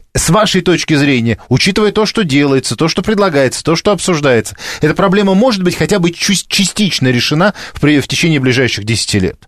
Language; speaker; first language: Russian; native; Russian